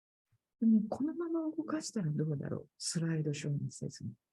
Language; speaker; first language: Japanese; native; Japanese